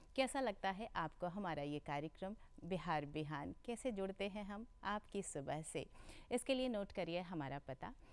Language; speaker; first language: Hindi; native; Hindi